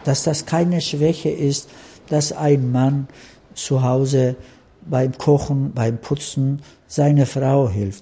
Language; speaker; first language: German; non-native, fluent; Turkish